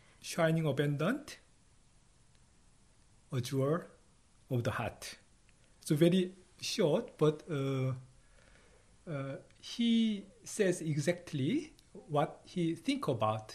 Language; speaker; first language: English; non-native, fluent; Korean